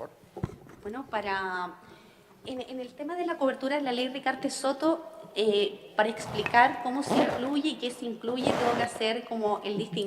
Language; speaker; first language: Spanish; native; Spanish